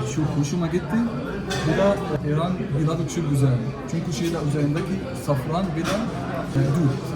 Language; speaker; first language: Turkish; non-native, learner; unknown